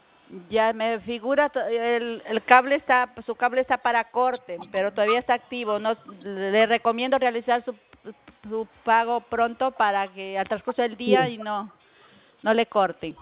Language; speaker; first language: Spanish; native; Spanish